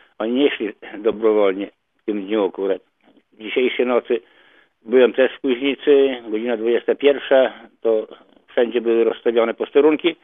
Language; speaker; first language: Polish; native; Polish